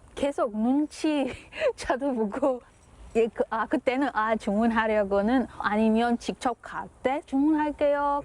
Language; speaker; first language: Korean; non-native, learner; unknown